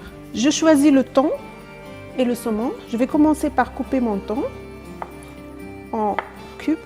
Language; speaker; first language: French; non-native, fluent; Spanish